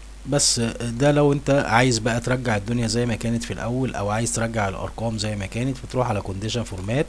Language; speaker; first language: Arabic; native; Arabic